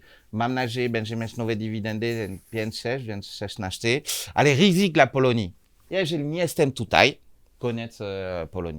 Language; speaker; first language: Polish; non-native, learner; French